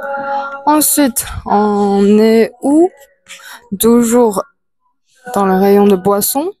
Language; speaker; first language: French; non-native, fluent; Chinese